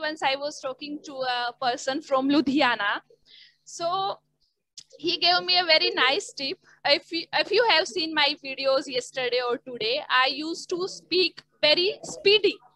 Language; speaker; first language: English; non-native, learner; Hindi